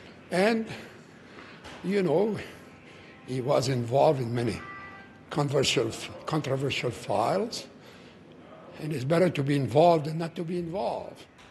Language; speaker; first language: English; non-native, fluent; French